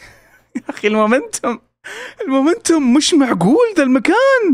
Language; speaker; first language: Arabic; native; Arabic